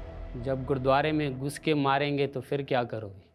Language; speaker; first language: Hindi; non-native, learner; Persian